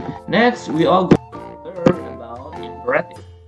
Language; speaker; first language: English; non-native, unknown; Indonesian